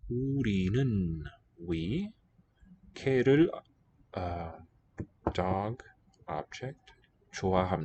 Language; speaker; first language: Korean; non-native, learner; English